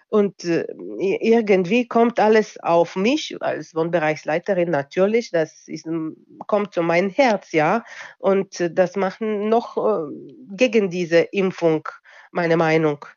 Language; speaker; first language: German; non-native, local second language; Bulgarian